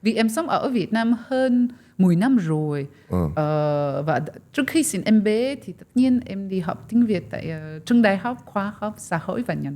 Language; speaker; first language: Vietnamese; non-native, fluent; French